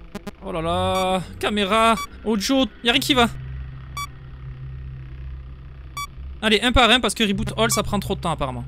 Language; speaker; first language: French; native; French